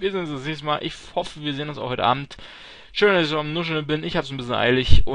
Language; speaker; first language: German; native; German